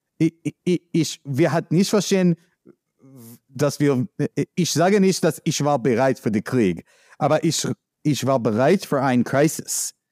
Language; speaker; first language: German; non-native, learner; English